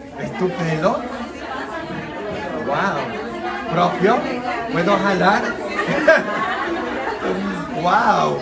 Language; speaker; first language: Spanish; non-native, fluent; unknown